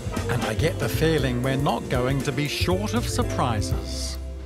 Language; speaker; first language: English; native; English